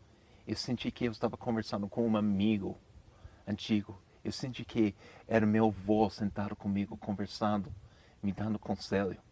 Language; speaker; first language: Portuguese; non-native, fluent; English